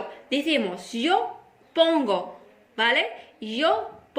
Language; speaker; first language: Spanish; non-native, fluent; Arabic